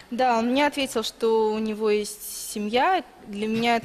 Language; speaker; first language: Russian; native; Russian